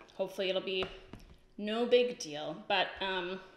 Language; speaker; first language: English; native; English